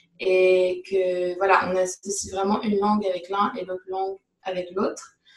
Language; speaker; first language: French; native; French